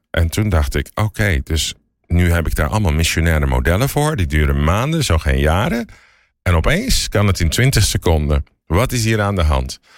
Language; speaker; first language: Dutch; native; Dutch